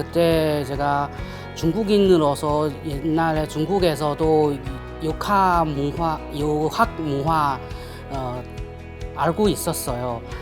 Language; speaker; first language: Korean; non-native, learner; Chinese